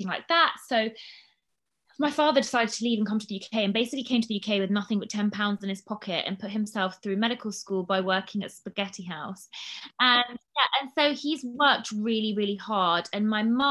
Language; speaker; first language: English; native; English